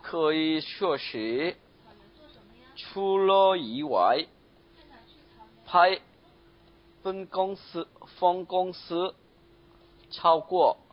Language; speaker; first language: Chinese; non-native, learner; Korean